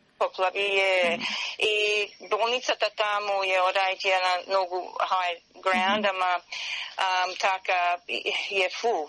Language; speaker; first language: Macedonian; early bilingual, heritage; Macedonian